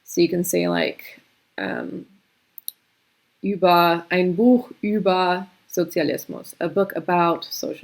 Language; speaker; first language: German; non-native, fluent; English